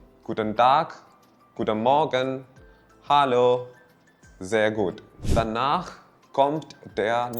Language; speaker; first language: German; non-native, fluent; Malayalam